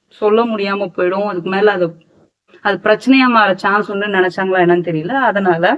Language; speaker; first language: Tamil; non-native, local second language; Telugu